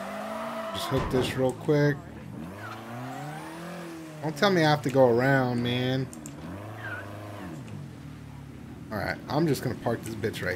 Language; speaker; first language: English; native; English